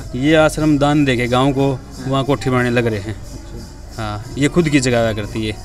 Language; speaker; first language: Hindi; native; Hindi